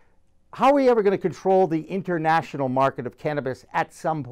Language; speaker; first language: English; native; English